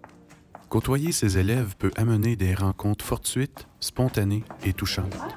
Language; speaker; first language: French; native; French